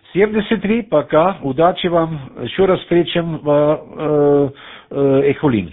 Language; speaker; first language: Russian; non-native, learner; German